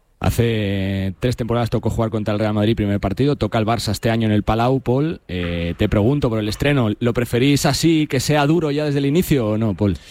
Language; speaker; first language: Spanish; native; Spanish